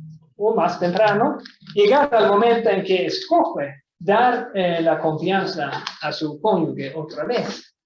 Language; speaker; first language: Spanish; non-native, fluent; Swedish